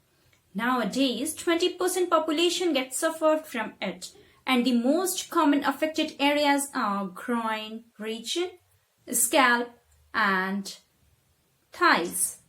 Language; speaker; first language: English; non-native, local second language; Hindi